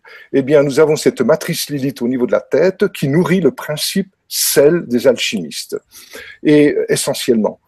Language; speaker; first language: French; native; French